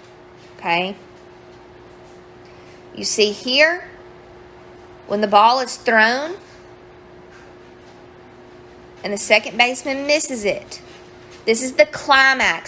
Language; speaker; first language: English; native; English